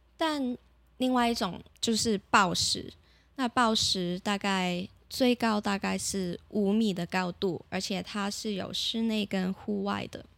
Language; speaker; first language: Chinese; non-native, local second language; Cantonese